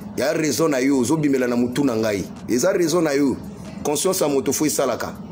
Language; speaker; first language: Lingala; native; Lingala